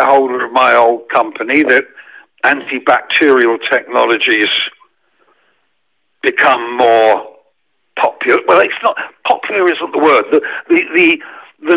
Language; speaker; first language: English; native; English